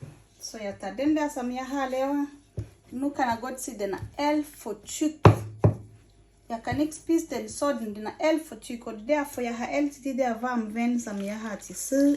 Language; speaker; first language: Danish; non-native, fluent; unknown